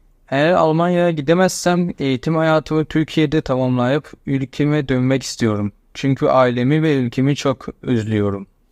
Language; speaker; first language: Turkish; non-native, fluent; Persian